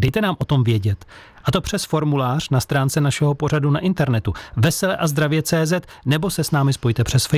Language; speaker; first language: Czech; native; Czech